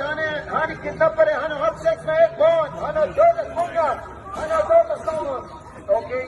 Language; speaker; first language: Swedish; non-native, fluent; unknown